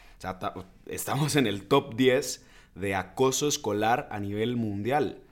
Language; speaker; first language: Spanish; native; Spanish